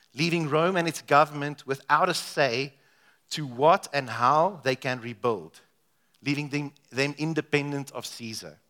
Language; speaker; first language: English; non-native, local second language; Afrikaans